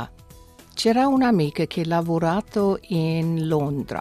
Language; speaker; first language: Italian; non-native, fluent; English